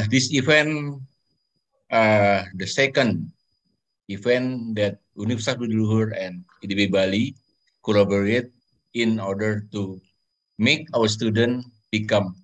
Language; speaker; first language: English; non-native, fluent; Indonesian